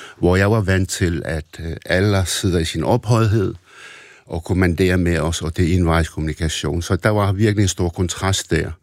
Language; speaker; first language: Danish; early bilingual, other home language; Arabic